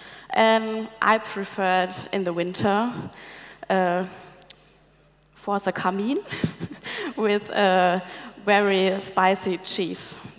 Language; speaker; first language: English; non-native, fluent; German